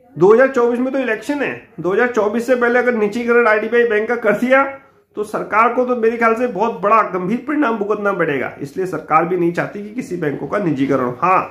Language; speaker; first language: Hindi; native; Hindi